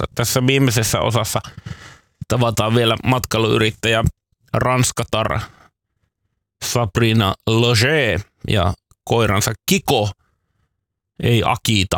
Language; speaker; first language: Finnish; native; Finnish